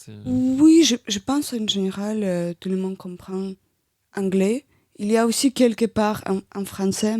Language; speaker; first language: French; non-native, learner; Russian